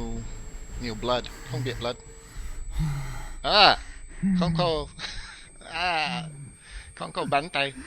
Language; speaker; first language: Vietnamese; non-native, learner; English